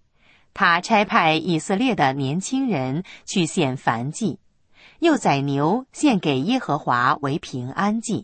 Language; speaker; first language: Chinese; native; Chinese